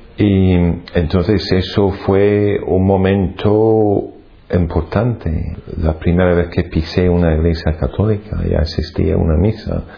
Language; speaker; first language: Spanish; non-native, fluent; English